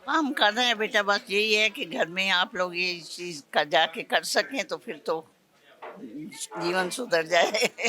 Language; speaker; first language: Hindi; non-native, local second language; Punjabi